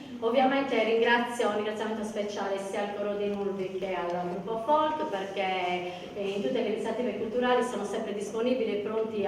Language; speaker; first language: Italian; native; Italian